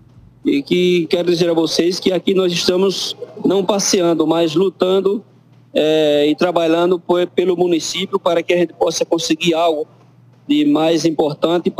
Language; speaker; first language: Portuguese; native; Portuguese